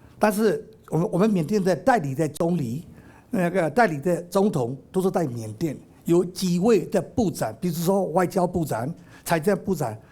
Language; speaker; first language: Chinese; non-native, fluent; Burmese